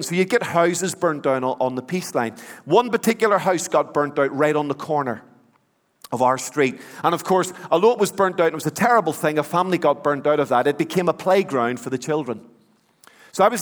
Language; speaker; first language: English; native; English